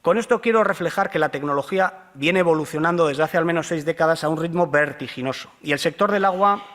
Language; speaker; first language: Spanish; native; Spanish